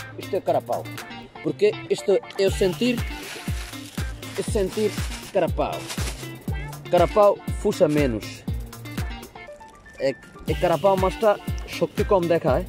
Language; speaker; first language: Portuguese; non-native, learner; Bangla